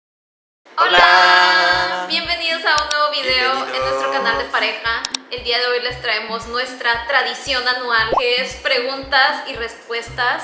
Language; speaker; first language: Spanish; native; Spanish